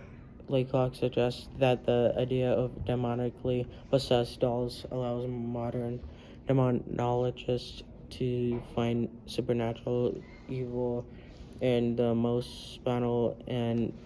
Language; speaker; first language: English; native; English